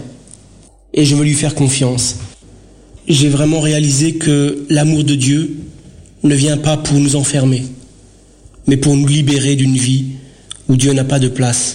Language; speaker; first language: French; early bilingual, other home language; Portuguese